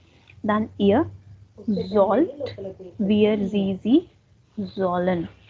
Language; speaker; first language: German; non-native, fluent; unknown